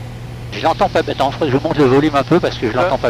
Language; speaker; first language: French; native; French